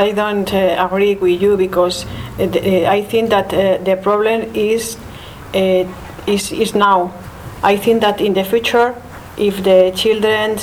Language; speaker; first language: English; non-native, learner; Spanish